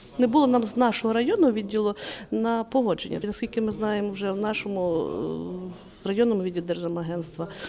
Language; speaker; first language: Ukrainian; native; Ukrainian